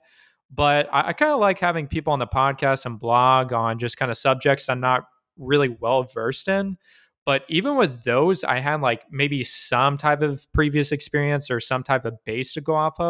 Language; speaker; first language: English; native; English